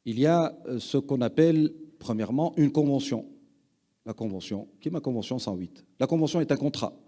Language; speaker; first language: French; non-native, local second language; Arabic